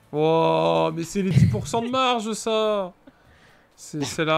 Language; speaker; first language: French; native; French